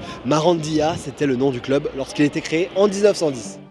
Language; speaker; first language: French; native; French